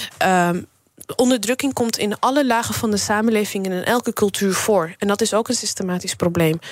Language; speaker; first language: Dutch; early bilingual, other home language; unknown